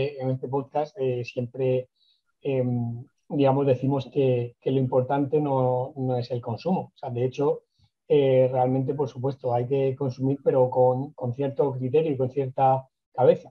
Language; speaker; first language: Spanish; native; Spanish